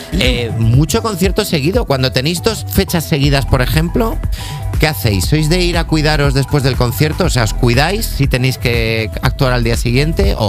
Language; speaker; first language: Spanish; native; Spanish